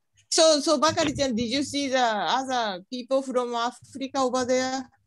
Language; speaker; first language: English; non-native, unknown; Japanese